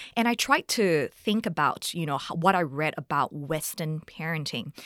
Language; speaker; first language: English; native; English